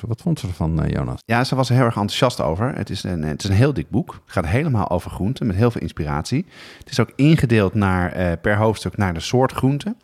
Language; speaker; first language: Dutch; native; Dutch